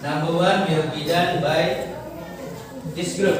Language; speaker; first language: English; non-native, learner; Indonesian